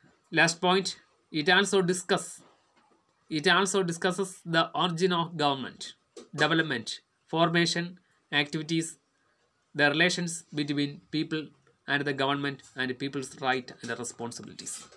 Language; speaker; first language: English; non-native, local second language; Malayalam